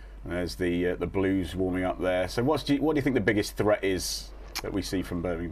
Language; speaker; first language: English; native; English